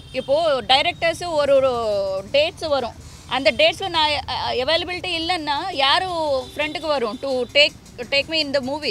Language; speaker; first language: Tamil; non-native, learner; Telugu